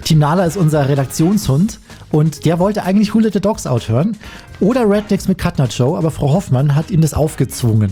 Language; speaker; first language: German; native; German